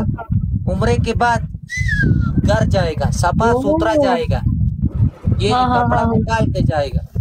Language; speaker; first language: Hindi; non-native, learner; Pashto